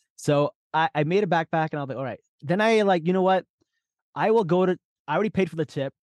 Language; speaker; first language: English; early bilingual, other home language; Urdu